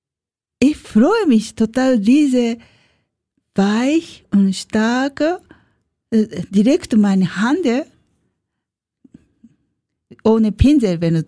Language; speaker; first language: German; non-native, learner; Japanese